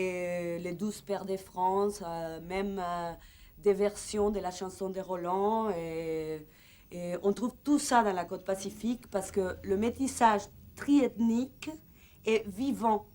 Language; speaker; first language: French; non-native, fluent; Spanish